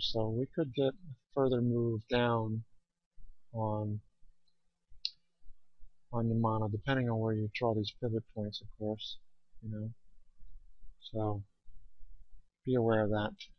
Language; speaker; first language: English; native; English